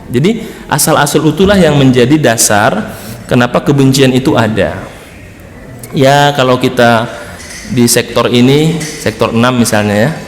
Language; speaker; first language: Indonesian; native; Indonesian